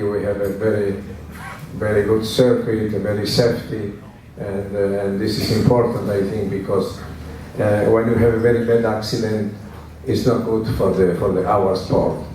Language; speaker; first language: English; non-native, learner; Italian